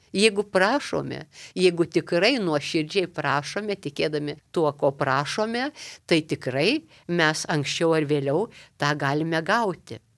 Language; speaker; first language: Lithuanian; native; Lithuanian